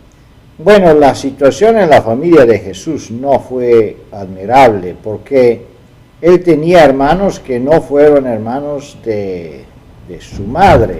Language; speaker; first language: Spanish; non-native, fluent; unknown